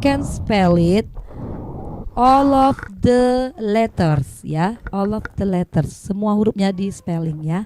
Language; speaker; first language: English; non-native, learner; Indonesian